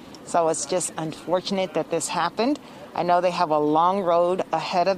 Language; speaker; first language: English; native; English